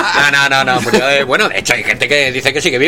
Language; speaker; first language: Spanish; native; Spanish